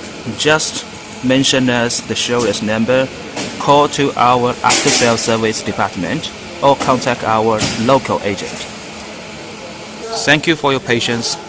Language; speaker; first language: English; non-native, learner; Chinese